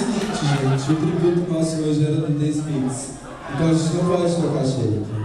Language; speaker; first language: Portuguese; native; Portuguese